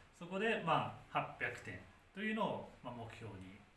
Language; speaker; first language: Japanese; native; Japanese